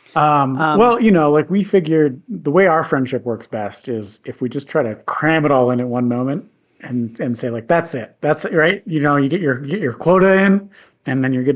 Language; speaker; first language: English; native; English